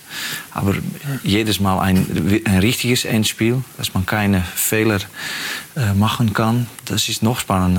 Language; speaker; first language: German; non-native, fluent; Dutch